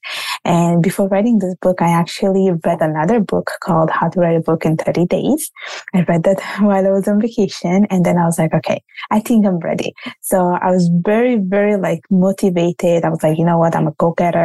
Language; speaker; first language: English; non-native, fluent; Italian